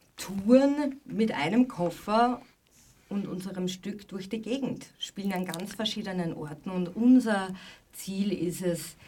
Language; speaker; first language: German; native; German